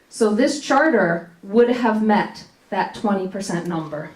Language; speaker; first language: English; native; English